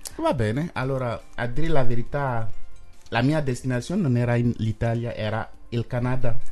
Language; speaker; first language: Italian; non-native, fluent; French